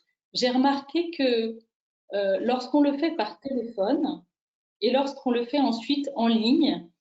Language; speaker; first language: French; native; French